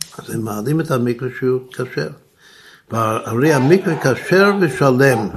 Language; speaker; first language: Hebrew; non-native, fluent; English